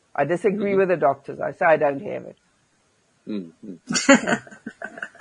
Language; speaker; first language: English; non-native, local second language; Afrikaans